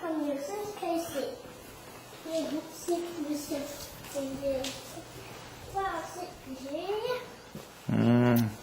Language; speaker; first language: Danish; early bilingual, heritage; Danish